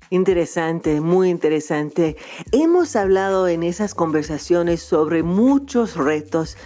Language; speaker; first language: Spanish; non-native, fluent; English